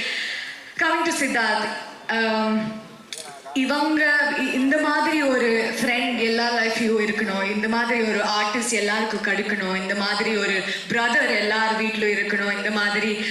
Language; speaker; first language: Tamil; non-native, learner; Kannada